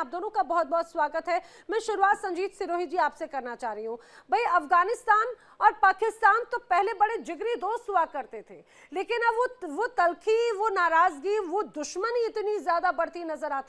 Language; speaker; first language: Hindi; native; Hindi